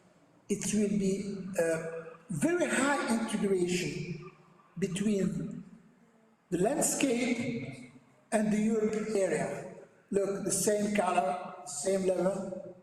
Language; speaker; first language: English; non-native, learner; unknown